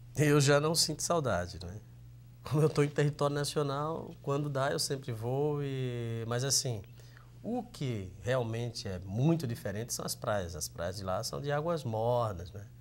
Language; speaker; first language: Portuguese; native; Portuguese